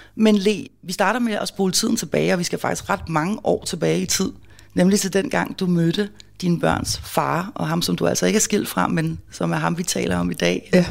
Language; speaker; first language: Danish; native; Danish